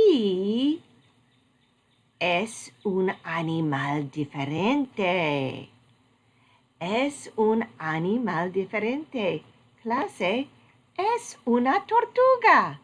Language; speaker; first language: Spanish; non-native, learner; English